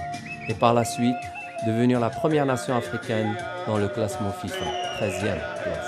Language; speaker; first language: French; non-native, local second language; Arabic